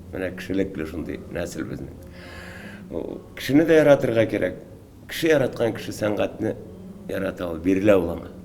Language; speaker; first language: Tatar; native; Tatar